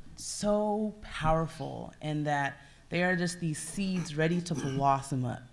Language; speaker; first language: English; native; English